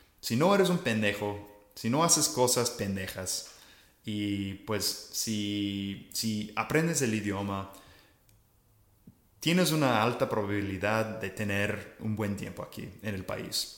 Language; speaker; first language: Spanish; non-native, fluent; English